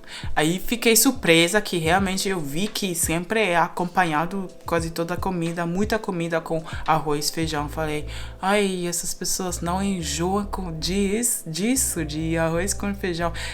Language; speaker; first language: Portuguese; non-native, fluent; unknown